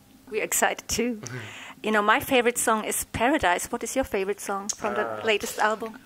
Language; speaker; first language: English; non-native, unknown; German